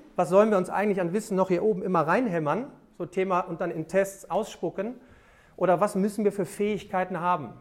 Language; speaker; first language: German; native; German